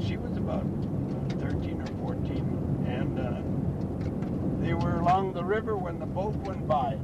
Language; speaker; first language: English; native; English